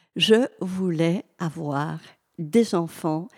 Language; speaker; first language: French; native; French